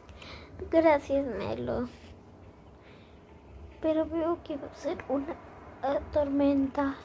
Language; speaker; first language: Spanish; native; Spanish